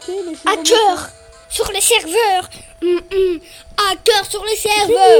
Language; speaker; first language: French; native; French